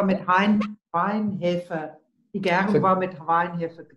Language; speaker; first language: German; non-native, learner; Afrikaans